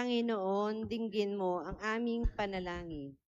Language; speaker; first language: Filipino; native; Filipino